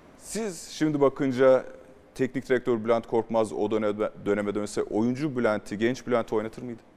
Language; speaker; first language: Turkish; native; Turkish